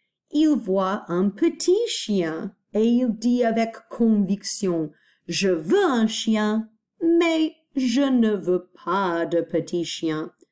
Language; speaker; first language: French; non-native, fluent; English